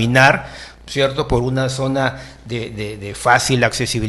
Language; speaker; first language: Spanish; native; Spanish